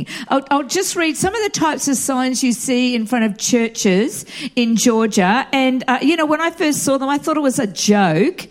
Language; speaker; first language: English; native; English